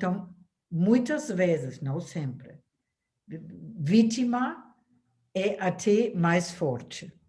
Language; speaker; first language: Portuguese; non-native, fluent; German